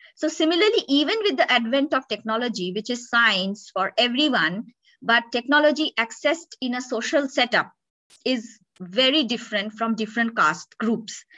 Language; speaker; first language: English; non-native, local second language; Bangla